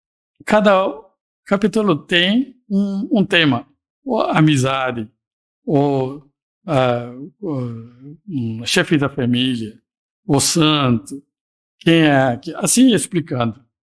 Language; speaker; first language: Portuguese; non-native, fluent; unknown